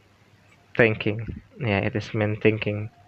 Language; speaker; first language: English; non-native, learner; Indonesian